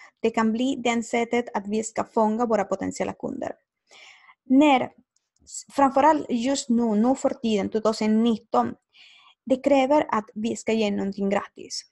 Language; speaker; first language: Swedish; non-native, learner; Spanish